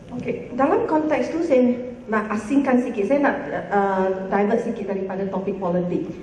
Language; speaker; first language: Malay; native; Malay